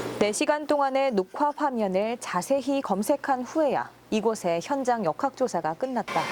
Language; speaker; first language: Korean; native; Korean